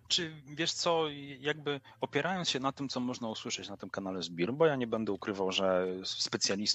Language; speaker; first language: Polish; native; Polish